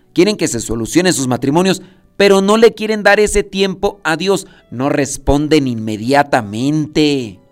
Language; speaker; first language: Spanish; native; Spanish